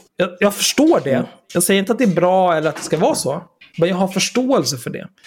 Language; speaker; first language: Swedish; native; Swedish